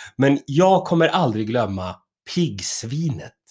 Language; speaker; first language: Swedish; native; Swedish